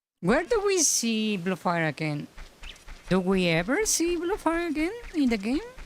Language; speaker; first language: English; non-native, fluent; Spanish